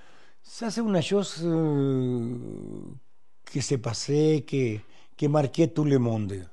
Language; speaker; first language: French; non-native, fluent; Spanish